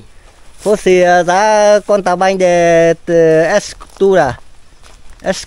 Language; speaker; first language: Portuguese; non-native, learner; Vietnamese